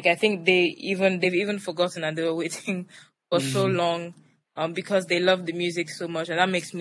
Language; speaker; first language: English; non-native, local second language; Yoruba